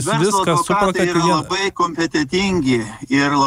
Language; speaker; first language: Lithuanian; native; Lithuanian